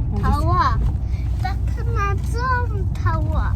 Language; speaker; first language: Korean; early bilingual, heritage; Korean